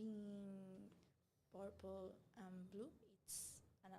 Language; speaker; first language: English; non-native, learner; Spanish